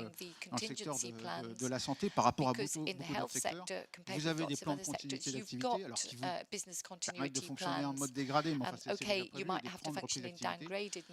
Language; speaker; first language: French; native; French